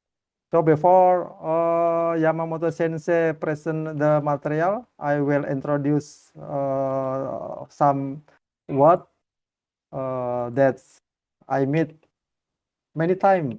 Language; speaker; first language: English; non-native, learner; Indonesian